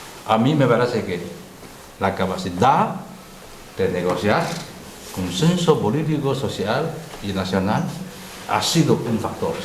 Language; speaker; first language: Spanish; non-native, learner; Chinese